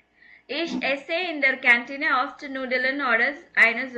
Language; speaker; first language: German; non-native, fluent; Tamil